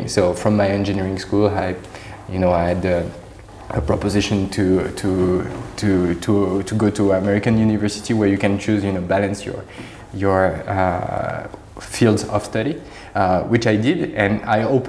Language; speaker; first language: English; non-native, fluent; French